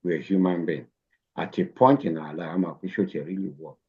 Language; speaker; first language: English; non-native, local second language; Yoruba